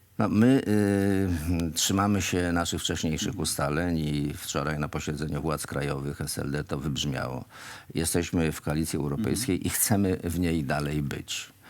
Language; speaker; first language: Polish; native; Polish